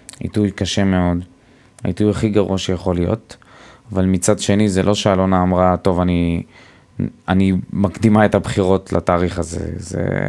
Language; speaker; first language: Hebrew; native; Hebrew